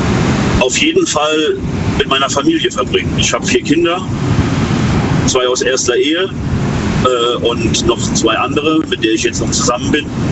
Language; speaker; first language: German; native; German